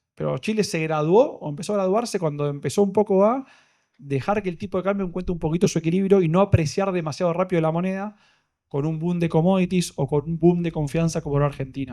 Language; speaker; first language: Spanish; native; Spanish